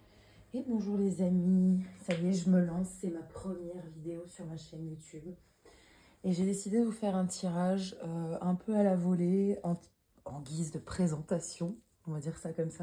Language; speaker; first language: French; native; French